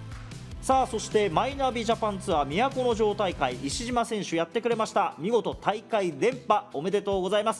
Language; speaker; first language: Japanese; native; Japanese